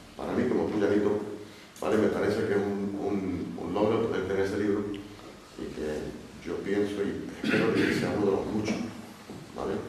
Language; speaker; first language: Spanish; native; Spanish